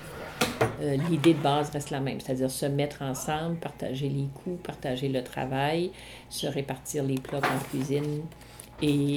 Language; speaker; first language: French; native; French